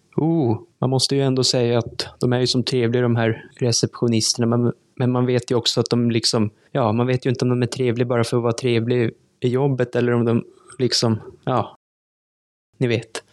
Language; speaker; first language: Swedish; native; Swedish